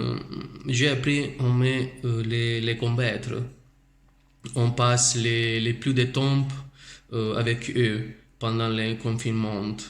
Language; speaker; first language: French; non-native, learner; Italian